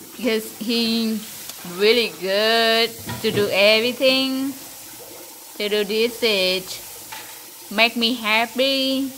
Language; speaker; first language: English; non-native, learner; Vietnamese